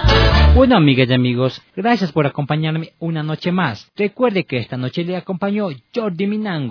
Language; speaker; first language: Spanish; native; Spanish